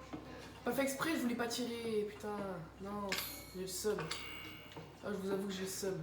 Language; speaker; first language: French; native; French